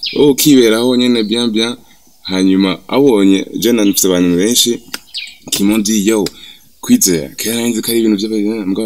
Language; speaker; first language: Rundi; early bilingual, heritage; Rundi